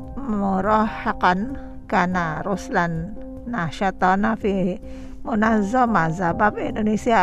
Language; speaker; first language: Arabic; non-native, fluent; Indonesian